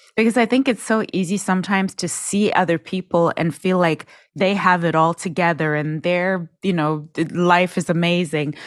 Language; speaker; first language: English; non-native, local second language; Shona